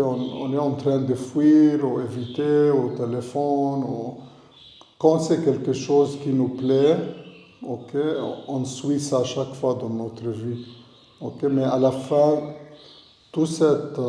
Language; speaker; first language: French; non-native, learner; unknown